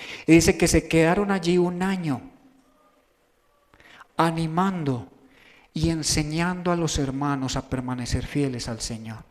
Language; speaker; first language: Spanish; native; Spanish